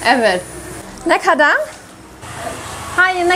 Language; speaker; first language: Turkish; non-native, learner; German